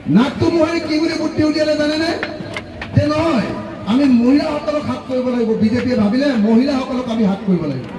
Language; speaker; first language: Assamese; native; Assamese